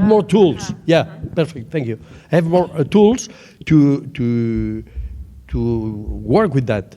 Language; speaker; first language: English; non-native, learner; Catalan